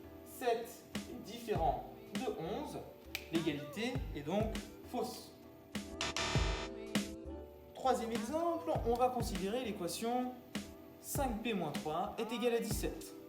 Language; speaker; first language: French; native; French